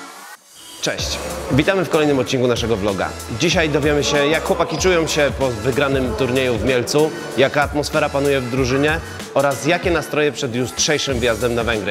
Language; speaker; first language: Polish; native; Polish